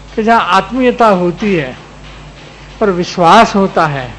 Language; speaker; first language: Hindi; non-native, local second language; Gujarati